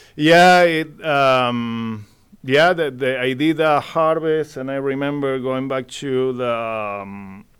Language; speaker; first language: English; non-native, fluent; Spanish